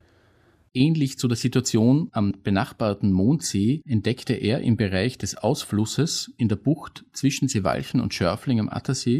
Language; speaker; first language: German; native; German